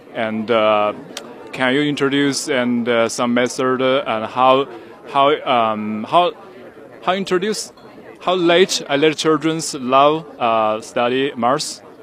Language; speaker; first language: English; non-native, learner; Chinese